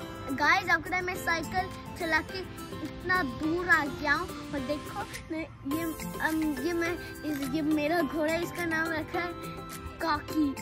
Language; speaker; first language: Hindi; early bilingual, heritage; Urdu